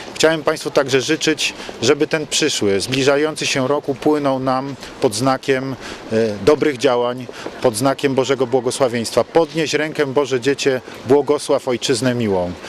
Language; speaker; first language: Polish; native; Polish